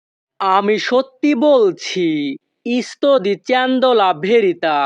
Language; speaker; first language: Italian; non-native, fluent; Bangla